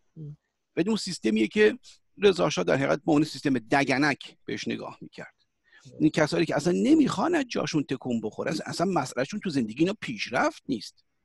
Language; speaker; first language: Persian; early bilingual, heritage; Persian